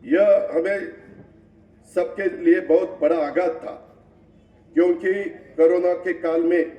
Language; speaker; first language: Hindi; non-native, local second language; Marathi